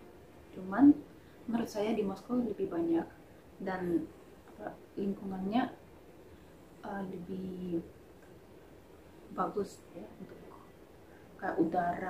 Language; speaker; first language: Indonesian; non-native, fluent; Russian